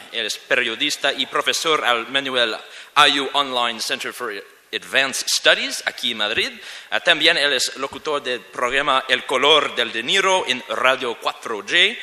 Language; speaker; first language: Spanish; non-native, learner; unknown